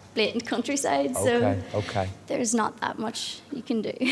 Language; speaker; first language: English; native; English